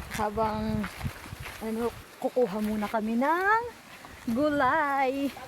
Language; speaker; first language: Filipino; non-native, local second language; Bikol